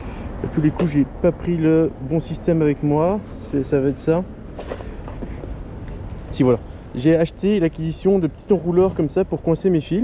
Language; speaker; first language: French; native; French